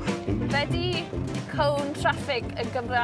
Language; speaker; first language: Welsh; non-native, learner; English